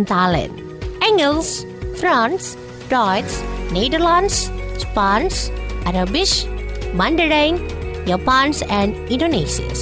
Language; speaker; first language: Dutch; non-native, fluent; Indonesian